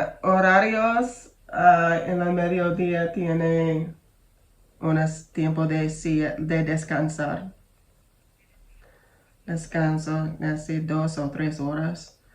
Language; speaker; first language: Spanish; non-native, learner; English